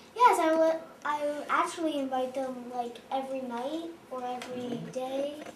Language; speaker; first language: English; native; English